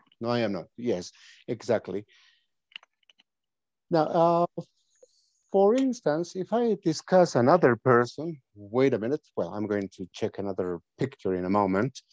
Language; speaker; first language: English; non-native, fluent; Spanish